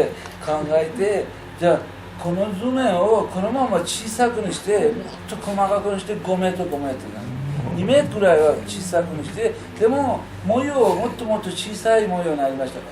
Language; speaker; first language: Japanese; non-native, learner; Persian